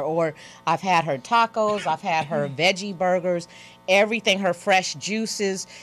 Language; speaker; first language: English; native; English